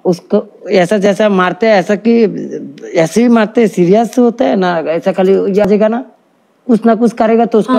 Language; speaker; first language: Hindi; non-native, learner; Bangla